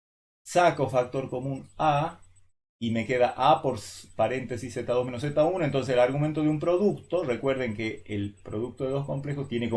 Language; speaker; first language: Spanish; native; Spanish